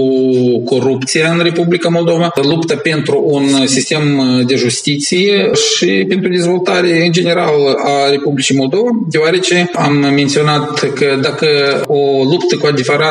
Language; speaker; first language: Romanian; native; Romanian